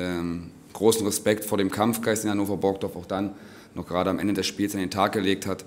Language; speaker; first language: German; native; German